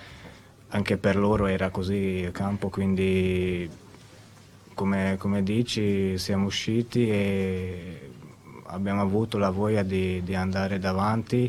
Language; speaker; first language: Italian; non-native, fluent; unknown